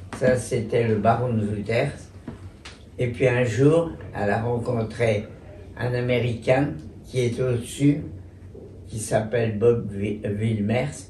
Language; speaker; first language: French; native; French